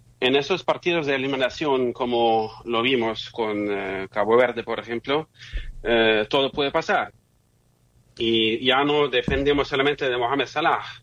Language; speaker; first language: Spanish; non-native, fluent; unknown